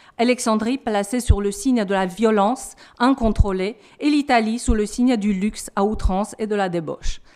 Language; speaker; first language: French; non-native, fluent; Romanian